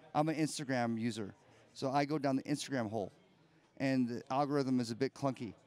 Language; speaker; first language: English; native; English